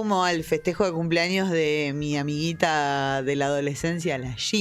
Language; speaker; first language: Spanish; native; Spanish